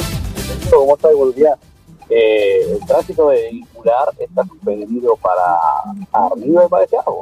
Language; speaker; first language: Spanish; native; Spanish